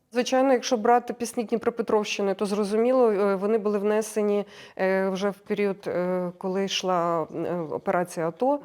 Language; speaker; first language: Ukrainian; native; Ukrainian